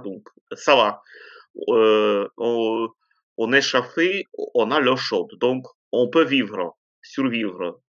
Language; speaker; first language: French; non-native, fluent; Ukrainian